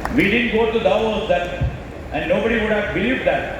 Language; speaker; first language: English; non-native, local second language; Telugu